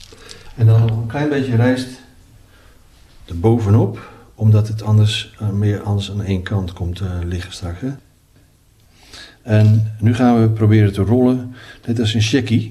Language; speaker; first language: Dutch; native; Dutch